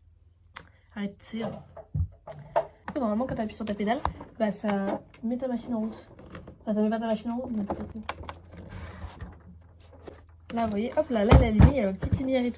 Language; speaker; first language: French; native; French